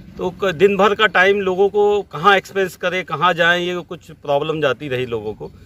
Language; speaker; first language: Hindi; native; Hindi